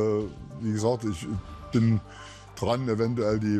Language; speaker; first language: German; native; German